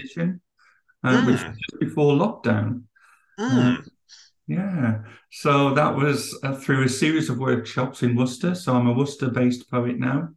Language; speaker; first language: English; native; English